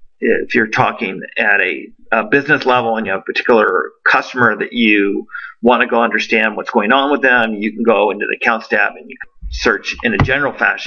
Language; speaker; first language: English; native; English